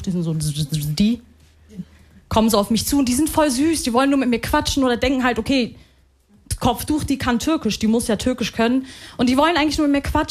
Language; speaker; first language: German; early bilingual, other home language; Arabic